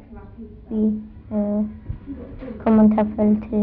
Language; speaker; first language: French; non-native, learner; English